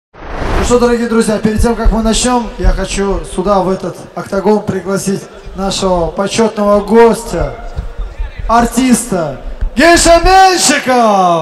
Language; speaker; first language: Russian; native; Russian